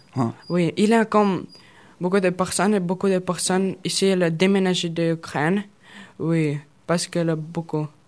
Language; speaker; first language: French; non-native, learner; Russian